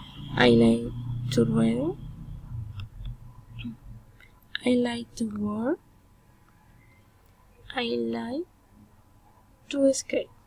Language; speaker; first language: English; non-native, learner; Spanish